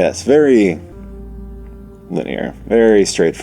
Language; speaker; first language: English; native; English